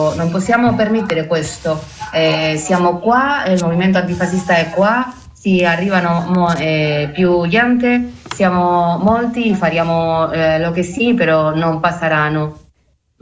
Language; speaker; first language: Italian; non-native, learner; Spanish